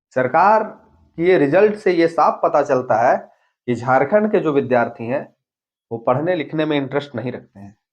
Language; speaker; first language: Hindi; native; Hindi